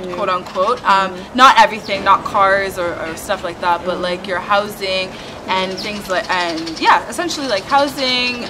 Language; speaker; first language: English; native; English